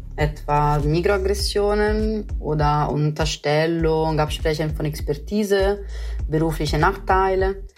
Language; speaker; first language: German; non-native, fluent; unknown